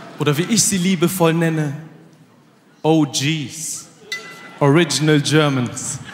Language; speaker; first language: German; early bilingual, other home language; Arabic